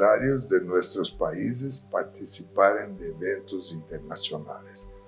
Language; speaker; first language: Spanish; non-native, fluent; Portuguese